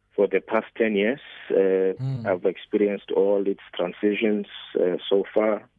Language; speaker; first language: English; non-native, local second language; Xhosa